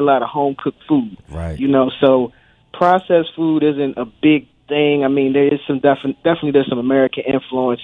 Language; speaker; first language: English; native; English